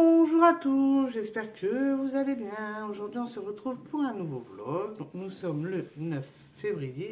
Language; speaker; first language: French; native; French